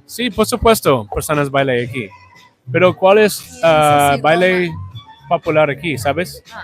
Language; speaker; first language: Spanish; non-native, learner; English